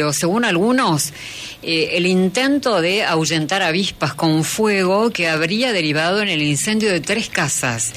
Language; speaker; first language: Spanish; native; Spanish